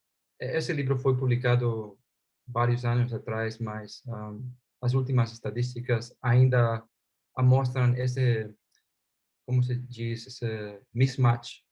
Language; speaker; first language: Portuguese; non-native, fluent; Spanish